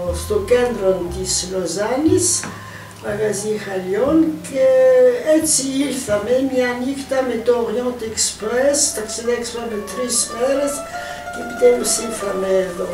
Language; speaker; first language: Greek; early bilingual, heritage; Greek